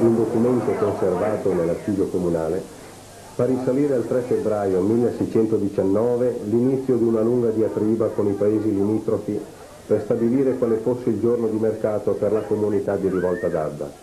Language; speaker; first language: Italian; native; Italian